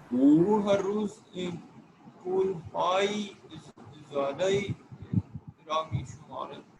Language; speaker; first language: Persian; non-native, learner; Urdu